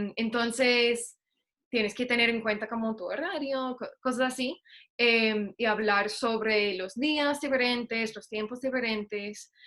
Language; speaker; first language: Spanish; non-native, fluent; English